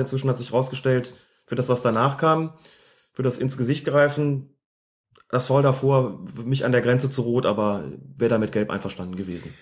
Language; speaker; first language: German; native; German